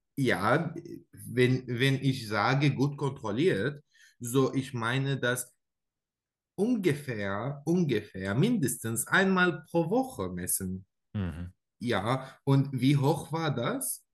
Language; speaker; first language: German; non-native, learner; Arabic